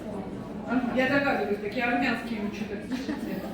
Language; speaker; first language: Russian; native; Russian